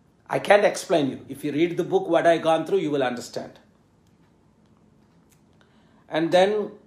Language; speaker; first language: English; non-native, local second language; Telugu